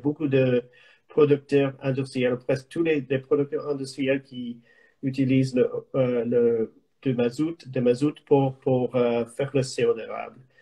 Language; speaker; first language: French; non-native, learner; English